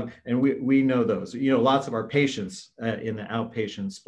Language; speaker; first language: English; native; English